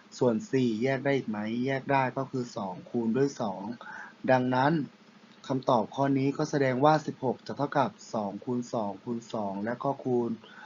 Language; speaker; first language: Thai; non-native, local second language; Pattani Malay